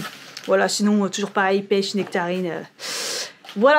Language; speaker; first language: French; native; French